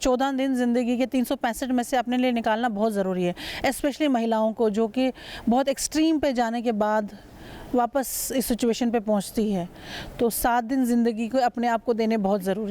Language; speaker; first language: Hindi; native; Hindi